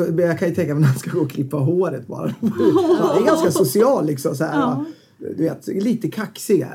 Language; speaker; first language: Swedish; native; Swedish